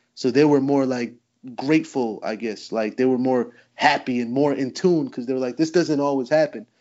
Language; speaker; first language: English; native; English